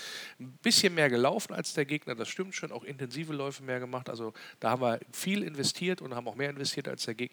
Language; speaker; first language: German; native; German